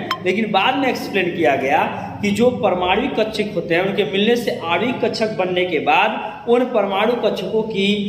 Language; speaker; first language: Hindi; native; Hindi